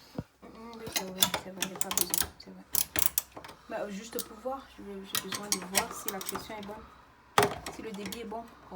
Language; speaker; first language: French; native; French